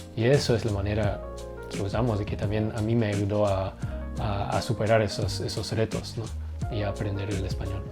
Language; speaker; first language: Spanish; non-native, fluent; Dutch